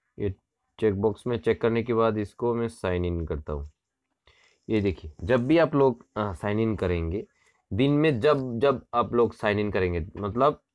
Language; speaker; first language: Hindi; non-native, local second language; Bangla